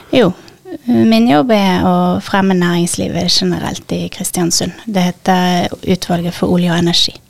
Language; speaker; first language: Norwegian; native; Norwegian